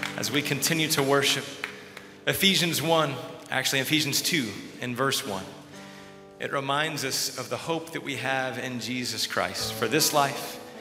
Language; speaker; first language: English; native; English